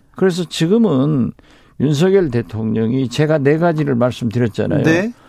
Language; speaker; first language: Korean; native; Korean